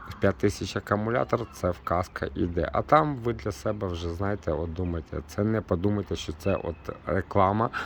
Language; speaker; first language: Ukrainian; non-native, local second language; Russian